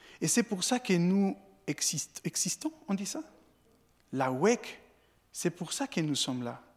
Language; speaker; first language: French; non-native, fluent; Spanish